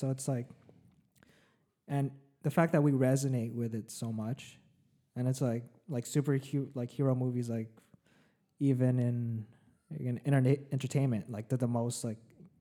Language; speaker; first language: English; early bilingual, other home language; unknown